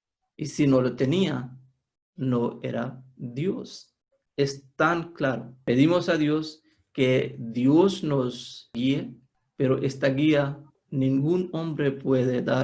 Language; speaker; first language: Spanish; non-native, fluent; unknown